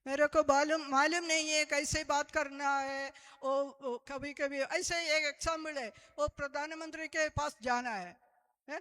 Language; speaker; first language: Hindi; non-native, local second language; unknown